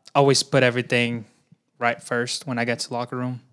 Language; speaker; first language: English; early bilingual, other home language; Portuguese